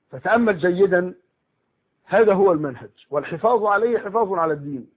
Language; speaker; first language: Arabic; native; Arabic